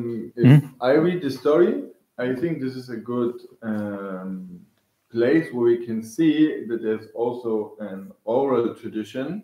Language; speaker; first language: English; non-native, fluent; German